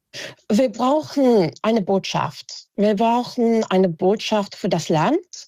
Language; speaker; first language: German; non-native, fluent; English